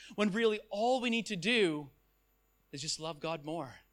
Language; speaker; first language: English; native; English